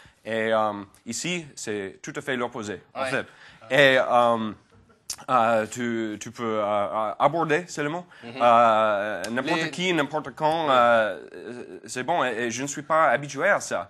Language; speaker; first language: French; non-native, fluent; English